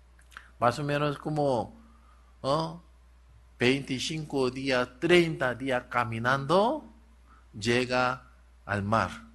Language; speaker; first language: Spanish; non-native, learner; Korean